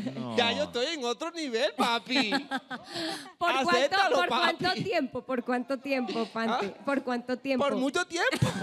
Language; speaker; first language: Spanish; native; Spanish